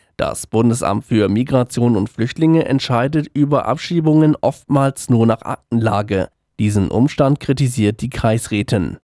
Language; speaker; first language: German; native; German